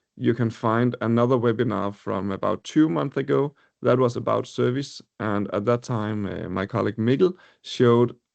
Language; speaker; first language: English; non-native, fluent; Danish